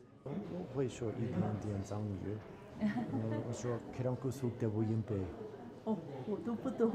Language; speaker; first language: Chinese; non-native, learner; English